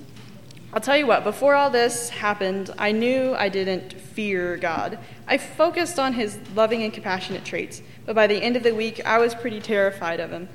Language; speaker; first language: English; native; English